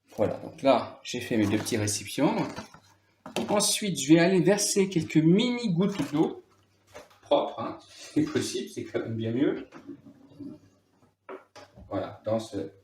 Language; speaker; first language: French; native; French